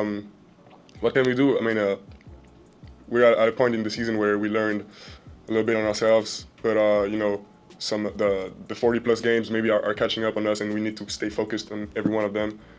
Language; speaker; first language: English; non-native, fluent; French